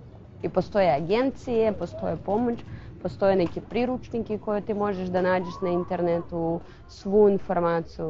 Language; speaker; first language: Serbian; non-native, fluent; Russian